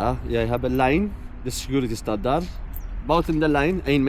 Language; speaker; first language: Dutch; non-native, learner; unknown